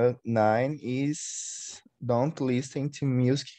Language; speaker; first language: English; non-native, learner; Portuguese